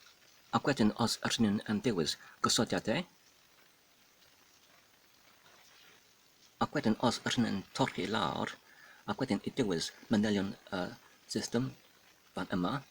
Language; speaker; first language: Welsh; non-native, fluent; English